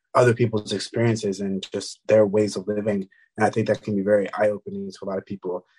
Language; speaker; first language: English; early bilingual, other home language; French